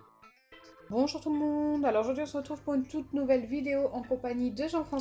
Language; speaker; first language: French; native; French